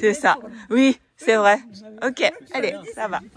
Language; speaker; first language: French; non-native, learner; Japanese